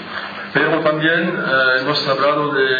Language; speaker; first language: Spanish; non-native, fluent; French